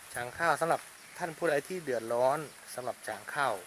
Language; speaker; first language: Thai; native; Thai